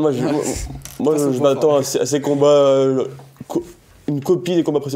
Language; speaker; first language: French; native; French